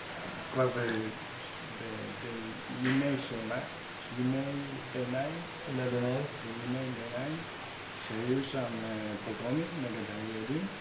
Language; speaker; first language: Hebrew; non-native, learner; English